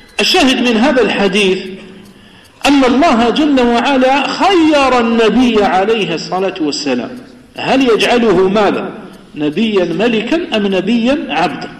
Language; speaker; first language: Arabic; non-native, local second language; Kabyle